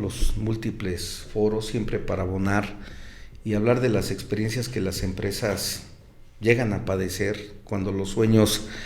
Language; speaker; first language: Spanish; native; Spanish